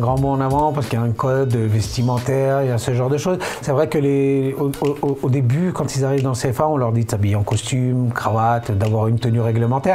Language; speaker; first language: French; native; French